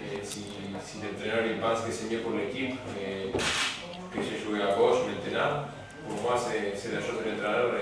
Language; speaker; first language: French; non-native, learner; Spanish